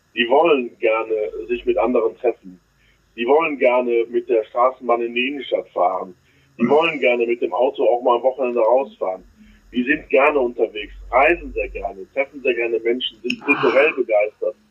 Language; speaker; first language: German; native; German